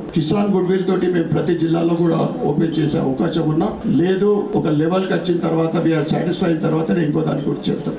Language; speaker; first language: Telugu; native; Telugu